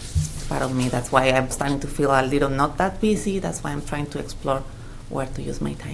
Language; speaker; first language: English; non-native, fluent; Spanish